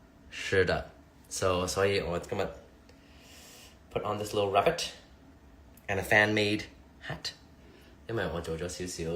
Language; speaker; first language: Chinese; early bilingual, heritage; Cantonese